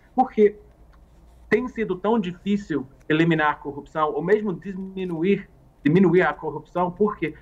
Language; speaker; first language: Portuguese; non-native, fluent; English